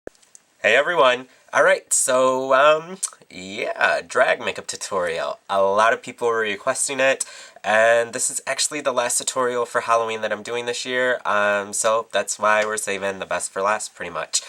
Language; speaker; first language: English; native; English